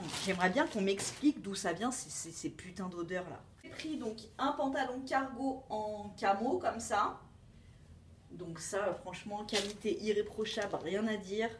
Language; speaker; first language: French; native; French